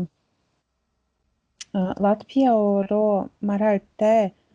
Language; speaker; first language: Korean; non-native, learner; Latvian